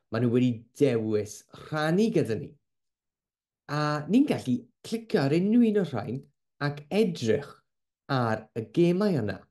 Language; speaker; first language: Welsh; non-native, local second language; English